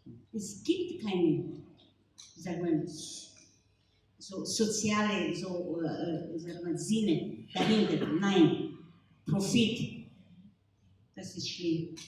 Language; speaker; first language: German; non-native, fluent; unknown